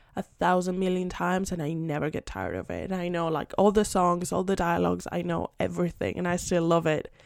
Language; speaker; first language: English; non-native, fluent; Spanish